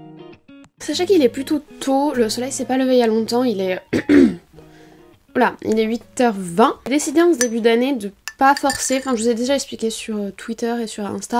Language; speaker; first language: French; native; French